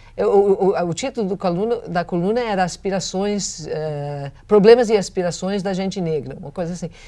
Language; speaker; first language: Portuguese; non-native, fluent; English